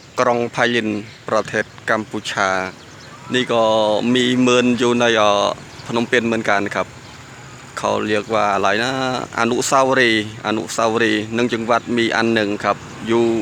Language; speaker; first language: Thai; non-native, fluent; Khmer